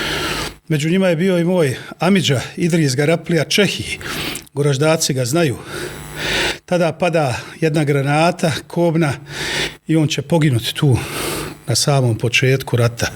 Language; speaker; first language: Bosnian; native; Bosnian